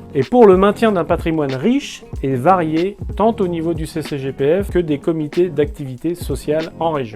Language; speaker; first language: French; native; French